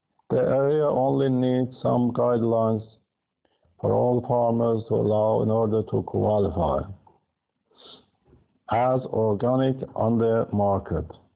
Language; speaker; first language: English; non-native, fluent; Persian